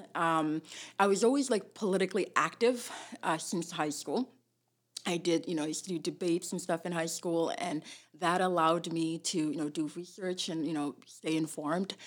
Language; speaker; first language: English; early bilingual, other home language; Somali